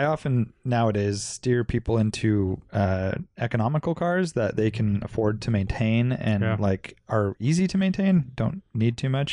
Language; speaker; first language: English; native; English